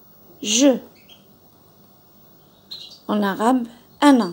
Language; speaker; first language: French; non-native, local second language; Arabic